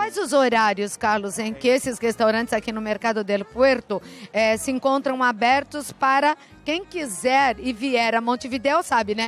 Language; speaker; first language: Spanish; non-native, learner; Portuguese